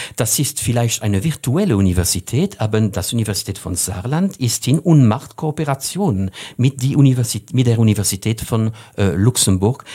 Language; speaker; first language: German; non-native, fluent; French